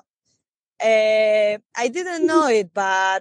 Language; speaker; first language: English; non-native, fluent; Spanish